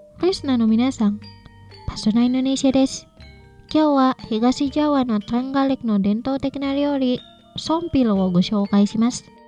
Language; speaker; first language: Japanese; non-native, fluent; Indonesian